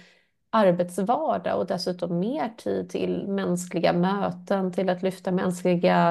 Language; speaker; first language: Swedish; native; Swedish